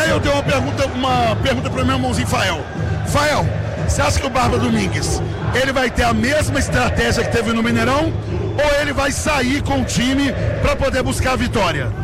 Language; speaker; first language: Portuguese; native; Portuguese